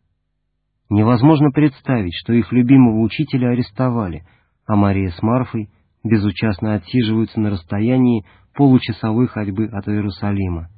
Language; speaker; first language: Russian; native; Russian